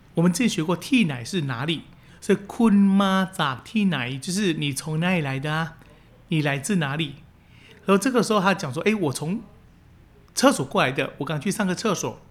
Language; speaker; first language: Chinese; early bilingual, heritage; Chinese